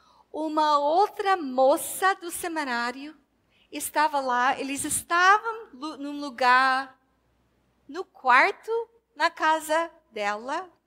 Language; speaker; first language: Portuguese; non-native, fluent; English